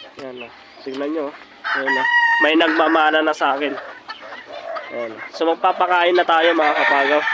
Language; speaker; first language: Filipino; native; Filipino